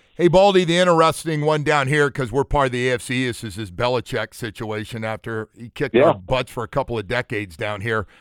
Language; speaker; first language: English; native; English